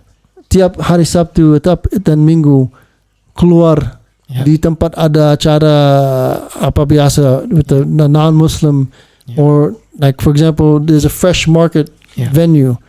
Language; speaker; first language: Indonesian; early bilingual, heritage; English